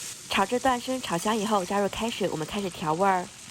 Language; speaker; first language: Chinese; native; Chinese